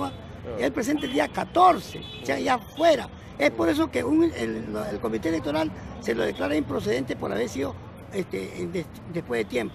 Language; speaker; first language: Spanish; native; Spanish